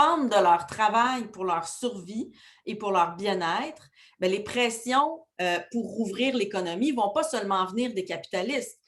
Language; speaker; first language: French; native; French